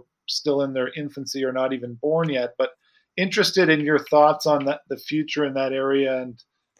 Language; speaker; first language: English; native; English